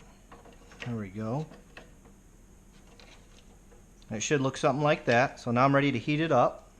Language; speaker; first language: English; native; English